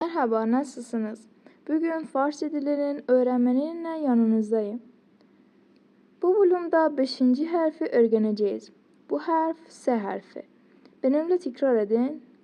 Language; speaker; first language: Turkish; non-native, fluent; Persian